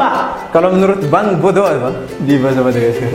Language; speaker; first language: Indonesian; non-native, fluent; Malagasy